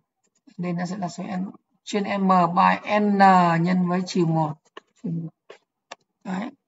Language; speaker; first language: Vietnamese; native; Vietnamese